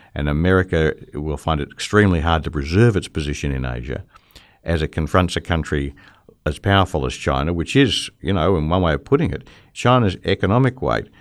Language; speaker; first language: English; native; English